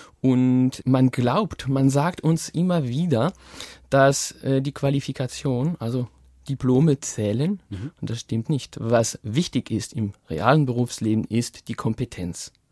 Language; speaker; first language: German; non-native, fluent; French